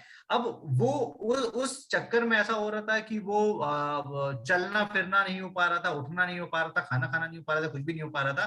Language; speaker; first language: Hindi; native; Hindi